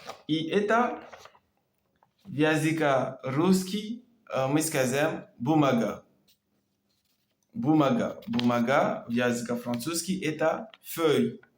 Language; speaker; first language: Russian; non-native, learner; French